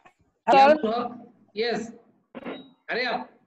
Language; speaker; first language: English; non-native, learner; Bangla